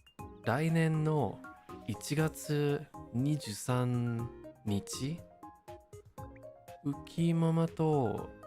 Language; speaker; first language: Japanese; non-native, learner; English